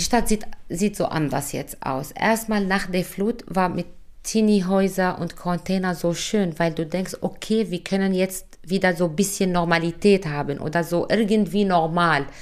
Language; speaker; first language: German; non-native, fluent; Arabic